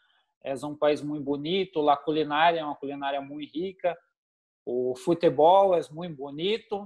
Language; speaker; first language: Spanish; non-native, learner; Portuguese